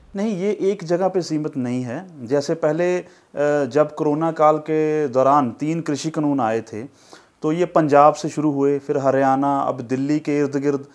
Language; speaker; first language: Hindi; non-native, local second language; Punjabi